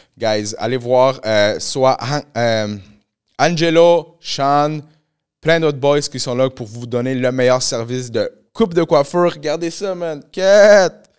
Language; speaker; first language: French; early bilingual, other home language; Spanish